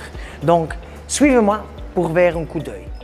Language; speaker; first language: French; non-native, learner; Spanish